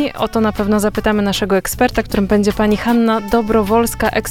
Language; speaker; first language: Polish; native; Polish